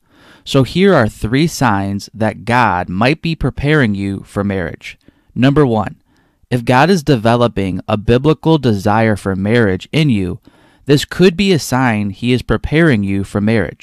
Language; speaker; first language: English; native; English